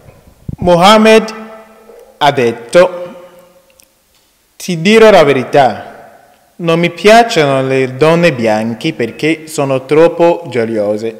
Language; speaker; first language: Italian; non-native, learner; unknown